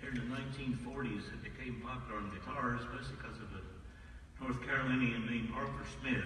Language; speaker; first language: English; native; English